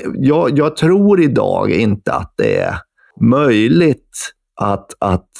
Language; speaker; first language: Swedish; native; Swedish